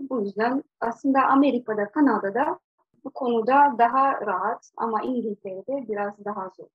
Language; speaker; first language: Turkish; non-native, fluent; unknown